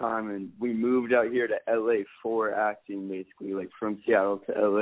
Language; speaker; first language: English; native; English